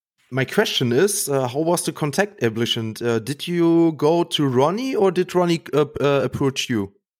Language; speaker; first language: English; non-native, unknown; German